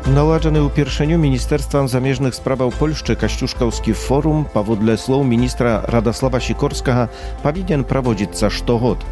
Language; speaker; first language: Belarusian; native; Belarusian